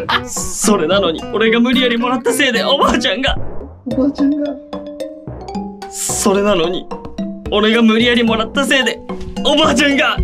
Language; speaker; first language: Japanese; native; Japanese